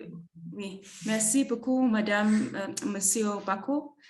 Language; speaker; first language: French; non-native, learner; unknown